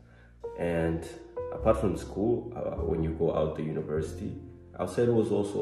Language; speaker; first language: English; non-native, local second language; Swahili